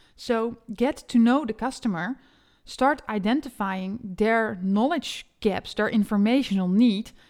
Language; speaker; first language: English; non-native, fluent; Dutch